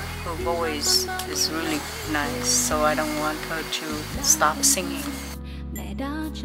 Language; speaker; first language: English; early bilingual, other home language; Vietnamese